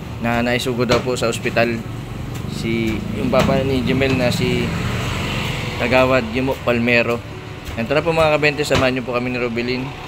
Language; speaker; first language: Filipino; native; Filipino